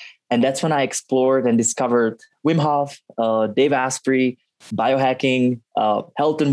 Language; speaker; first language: English; non-native, fluent; Czech